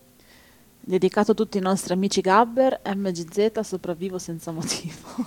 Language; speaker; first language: Italian; native; Italian